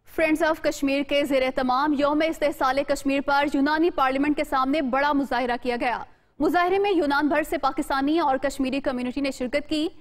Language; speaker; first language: Urdu; native; Urdu